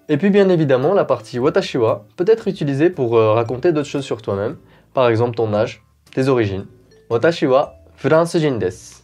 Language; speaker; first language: French; native; French